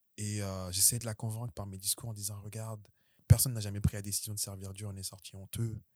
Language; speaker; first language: French; early bilingual, other home language; Haitian Creole